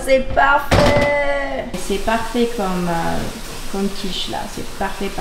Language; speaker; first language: French; early bilingual, heritage; English